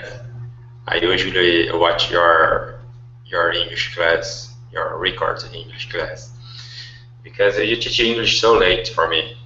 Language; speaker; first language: English; non-native, learner; Portuguese